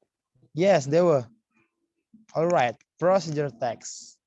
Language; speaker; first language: English; non-native, learner; Indonesian